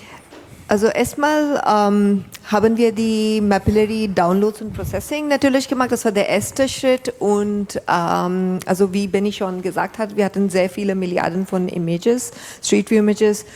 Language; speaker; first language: German; non-native, fluent; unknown